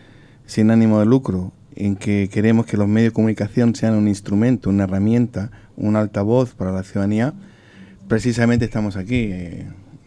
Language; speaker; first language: Spanish; native; Spanish